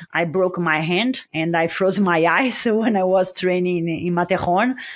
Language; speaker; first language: English; non-native, learner; Portuguese